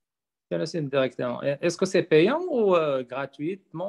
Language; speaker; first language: French; non-native, learner; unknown